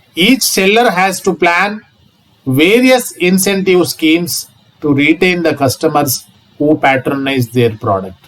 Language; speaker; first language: English; non-native, local second language; Telugu